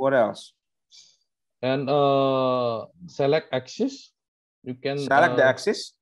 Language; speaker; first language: English; non-native, learner; Indonesian